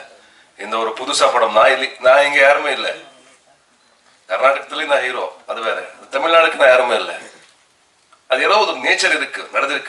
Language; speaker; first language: Tamil; non-native, learner; Kannada